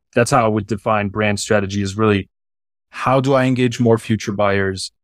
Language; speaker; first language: English; non-native, fluent; German